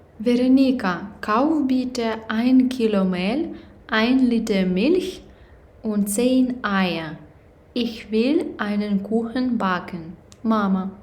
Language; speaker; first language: German; non-native, fluent; Ukrainian